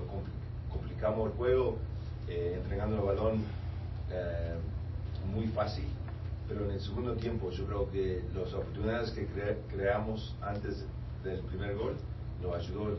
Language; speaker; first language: Spanish; early bilingual, heritage; Spanish